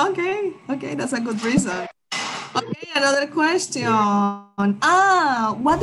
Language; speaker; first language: English; non-native, fluent; Spanish